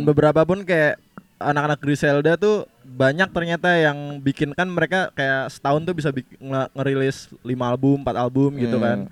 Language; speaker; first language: Indonesian; native; Indonesian